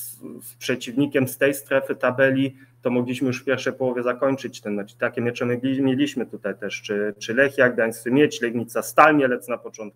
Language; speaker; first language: Polish; early bilingual, heritage; Polish